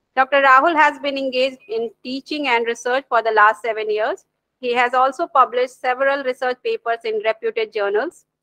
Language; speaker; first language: English; non-native, local second language; Hindi